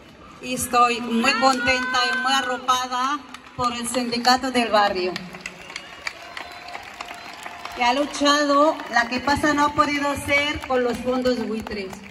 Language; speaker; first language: Spanish; non-native, fluent; Arabic